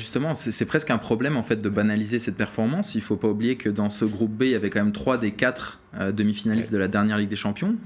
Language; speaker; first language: French; native; French